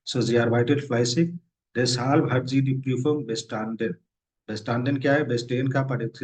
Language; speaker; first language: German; non-native, fluent; Hindi